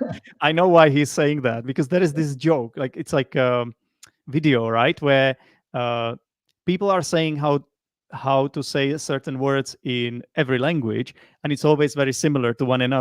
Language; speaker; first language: English; non-native, fluent; Czech